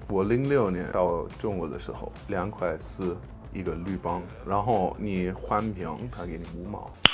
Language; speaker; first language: Chinese; non-native, fluent; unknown